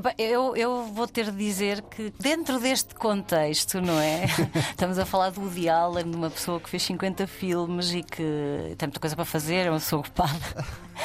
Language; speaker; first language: Portuguese; native; Portuguese